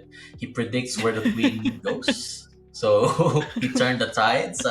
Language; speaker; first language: English; non-native, local second language; Filipino